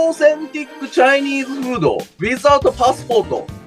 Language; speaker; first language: Japanese; native; Japanese